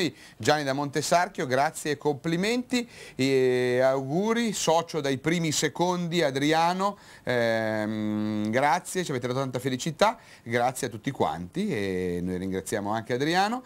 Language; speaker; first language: Italian; native; Italian